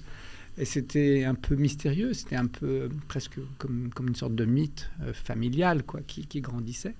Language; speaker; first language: French; early bilingual, other home language; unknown